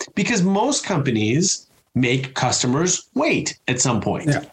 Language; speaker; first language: English; native; English